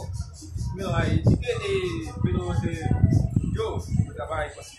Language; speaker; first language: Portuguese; non-native, learner; Haitian Creole